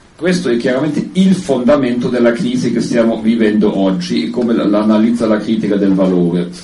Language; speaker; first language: Italian; non-native, fluent; German